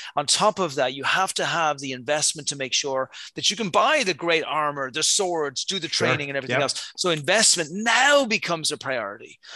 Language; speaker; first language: English; native; English